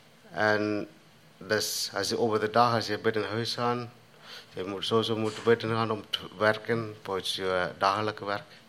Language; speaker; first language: Dutch; non-native, learner; Tamil